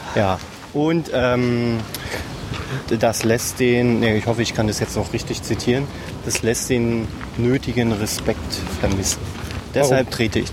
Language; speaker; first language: German; native; German